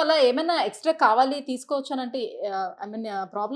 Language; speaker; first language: Telugu; native; Telugu